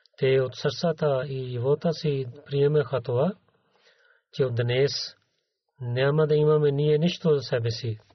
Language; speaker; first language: Bulgarian; non-native, learner; Urdu